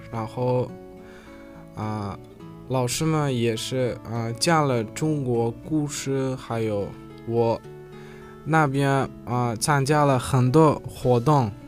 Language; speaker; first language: Chinese; non-native, learner; Uzbek